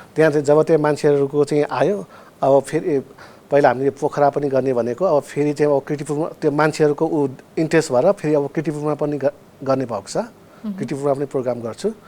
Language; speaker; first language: Nepali; non-native, local second language; Newari